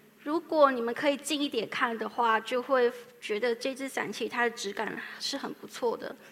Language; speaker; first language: Chinese; native; Chinese